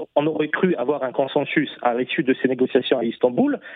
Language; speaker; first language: French; non-native, fluent; Russian